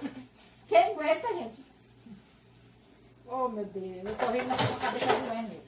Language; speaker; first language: Portuguese; native; Portuguese